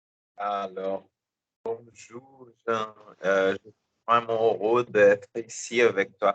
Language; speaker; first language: French; non-native, learner; Portuguese